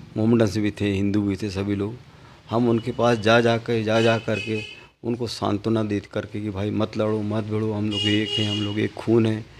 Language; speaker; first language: Hindi; native; Hindi